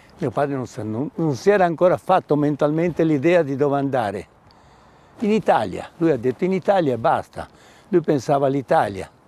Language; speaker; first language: Italian; native; Italian